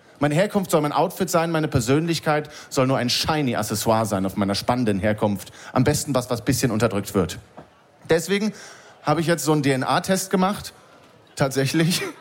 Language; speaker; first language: German; native; German